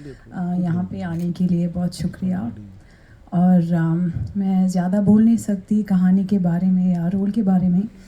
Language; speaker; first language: Hindi; non-native, local second language; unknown